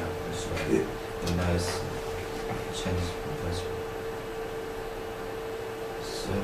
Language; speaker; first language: English; non-native, learner; Korean